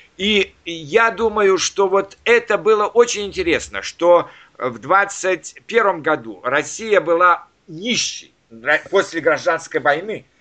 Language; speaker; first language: Russian; native; Russian